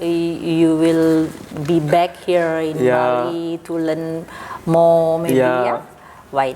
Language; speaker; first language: English; non-native, fluent; Indonesian